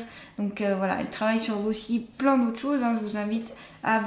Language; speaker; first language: French; native; French